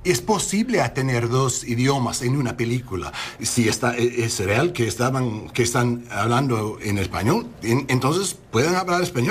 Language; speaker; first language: Spanish; non-native, learner; English